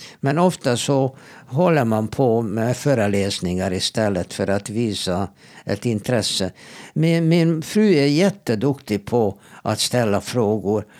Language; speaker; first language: Swedish; non-native, fluent; Hebrew